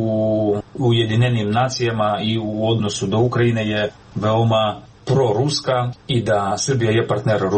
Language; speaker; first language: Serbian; non-native, fluent; Ukrainian